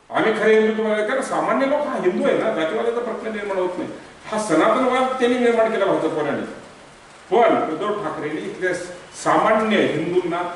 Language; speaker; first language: Marathi; native; Marathi